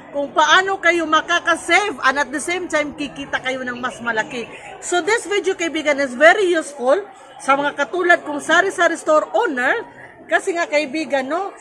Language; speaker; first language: Filipino; non-native, local second language; Cebuano